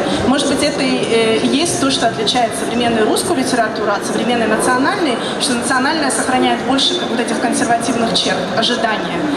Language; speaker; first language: Russian; native; Russian